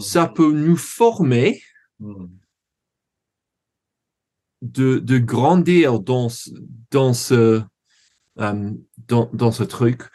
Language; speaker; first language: French; non-native, learner; English